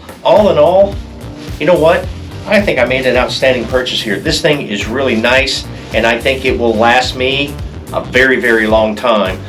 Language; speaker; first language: English; native; English